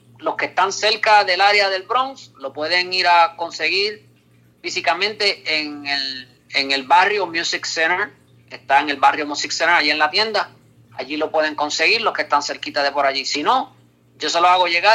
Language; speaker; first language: Spanish; native; Spanish